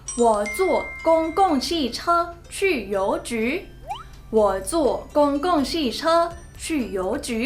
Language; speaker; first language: Chinese; non-native, fluent; Thai